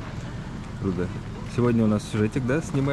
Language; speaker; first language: Russian; native; Russian